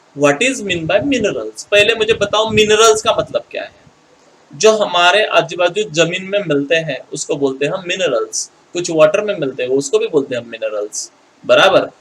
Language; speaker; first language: Hindi; non-native, local second language; Marathi